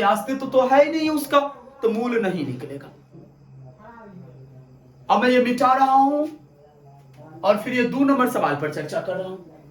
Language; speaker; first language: Hindi; native; Hindi